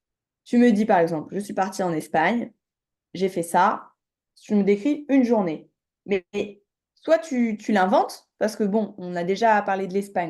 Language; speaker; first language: French; native; French